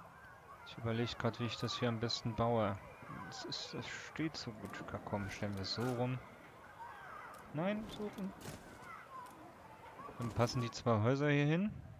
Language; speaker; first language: German; native; German